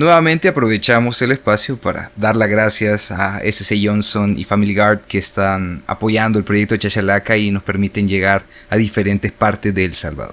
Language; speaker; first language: Spanish; native; Spanish